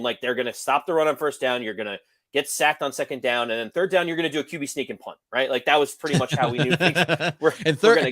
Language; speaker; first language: English; native; English